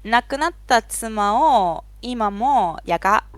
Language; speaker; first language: Japanese; non-native, fluent; Spanish